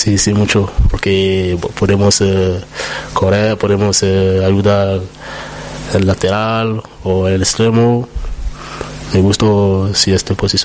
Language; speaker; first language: Spanish; non-native, learner; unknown